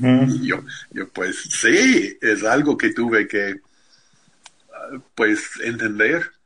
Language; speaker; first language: Spanish; non-native, fluent; English